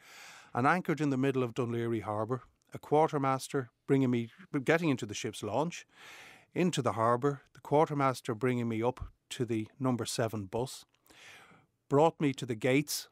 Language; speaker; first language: English; native; English